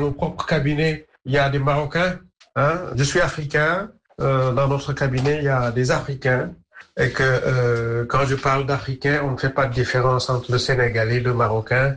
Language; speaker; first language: French; non-native, local second language; Wolof